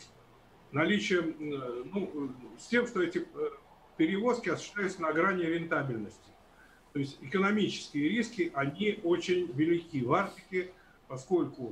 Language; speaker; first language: Russian; native; Russian